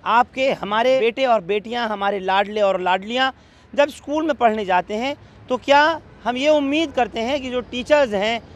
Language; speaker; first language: Hindi; native; Hindi